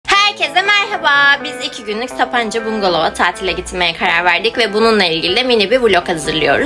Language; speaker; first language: Turkish; native; Turkish